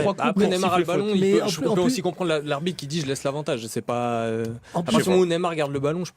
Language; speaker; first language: French; native; French